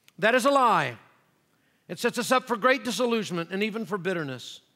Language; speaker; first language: English; native; English